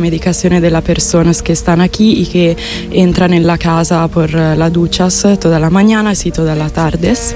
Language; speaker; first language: Spanish; non-native, fluent; Italian